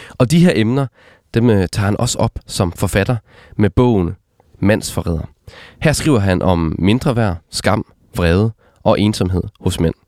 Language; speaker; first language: Danish; native; Danish